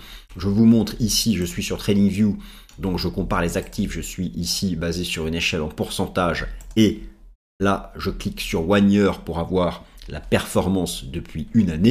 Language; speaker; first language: French; native; French